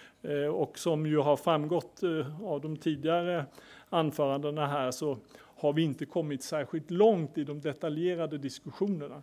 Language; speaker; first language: Swedish; native; Swedish